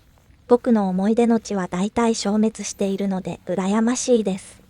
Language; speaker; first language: Japanese; native; Japanese